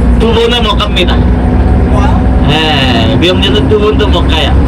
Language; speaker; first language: Korean; non-native, learner; Indonesian